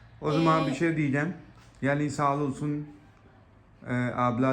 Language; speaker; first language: Turkish; non-native, learner; Urdu